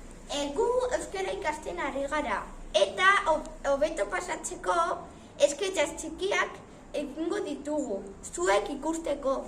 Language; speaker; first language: Basque; non-native, learner; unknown